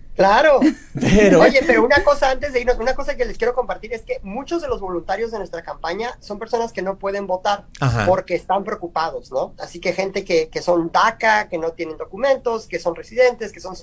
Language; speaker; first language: Spanish; native; Spanish